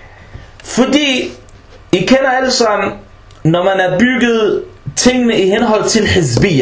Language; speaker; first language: Danish; early bilingual, other home language; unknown